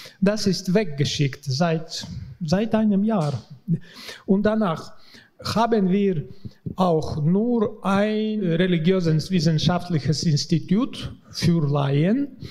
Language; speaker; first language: German; non-native, learner; Latvian